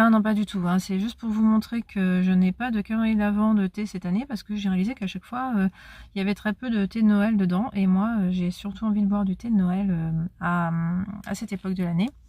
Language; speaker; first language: French; native; French